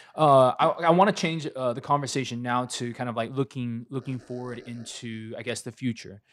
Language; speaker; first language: English; native; English